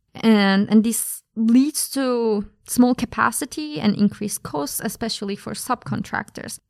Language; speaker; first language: English; non-native, fluent; Turkish